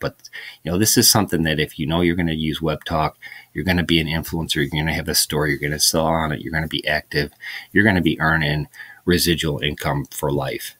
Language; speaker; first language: English; native; English